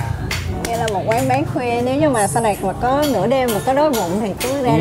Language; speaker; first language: Vietnamese; native; Vietnamese